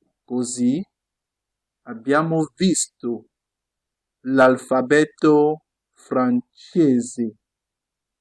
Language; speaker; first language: Italian; non-native, fluent; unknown